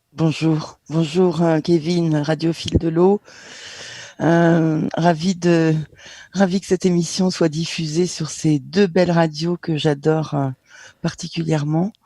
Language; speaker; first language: French; native; French